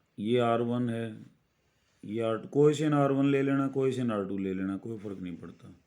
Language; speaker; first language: Hindi; native; Hindi